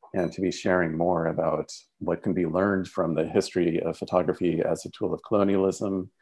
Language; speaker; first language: English; native; English